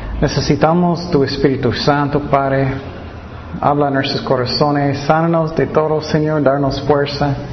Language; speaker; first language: Spanish; non-native, fluent; English